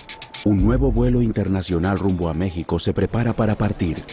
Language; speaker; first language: Spanish; native; Spanish